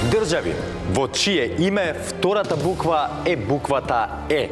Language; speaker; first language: Macedonian; native; Macedonian